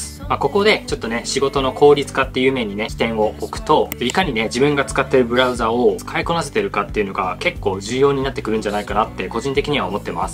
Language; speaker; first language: Japanese; native; Japanese